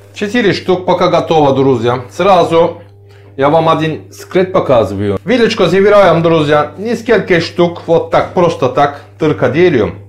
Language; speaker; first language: Russian; non-native, learner; Turkish